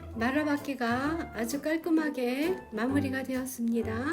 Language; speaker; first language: Korean; native; Korean